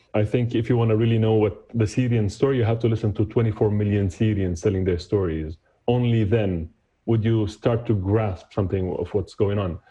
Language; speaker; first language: English; non-native, fluent; Arabic